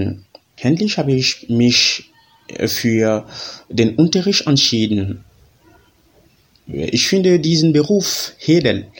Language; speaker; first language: German; non-native, fluent; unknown